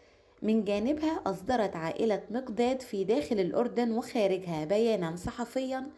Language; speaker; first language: Arabic; native; Arabic